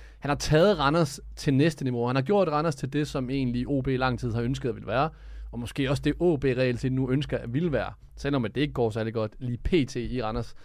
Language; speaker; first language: Danish; early bilingual, other home language; Serbian